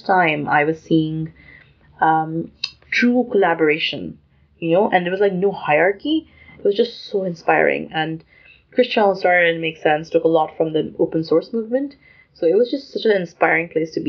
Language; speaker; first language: English; non-native, local second language; Urdu